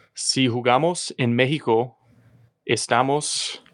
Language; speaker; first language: Spanish; non-native, learner; English